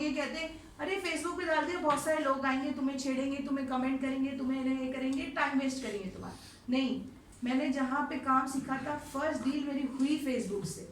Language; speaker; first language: Urdu; non-native, local second language; Gujarati